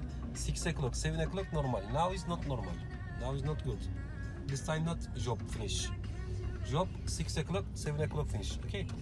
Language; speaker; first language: English; non-native, learner; Turkish